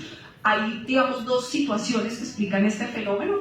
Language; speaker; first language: Spanish; native; Spanish